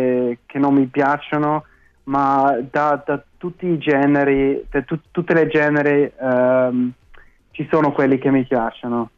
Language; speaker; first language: Italian; non-native, fluent; German